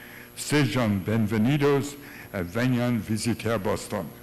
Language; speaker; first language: Portuguese; non-native, learner; English